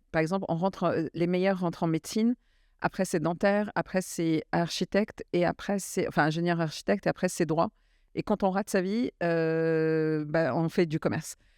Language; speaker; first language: French; early bilingual, other home language; Arabic